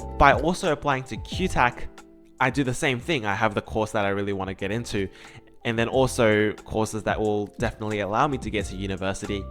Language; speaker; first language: English; early bilingual, other home language; Chinese